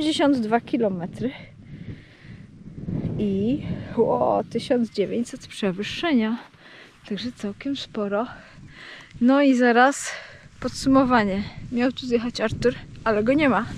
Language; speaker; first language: Polish; native; Polish